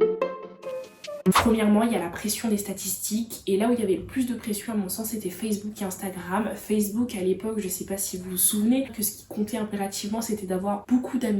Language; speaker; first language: French; native; French